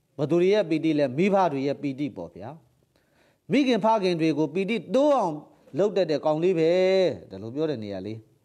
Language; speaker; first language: Burmese; native; Burmese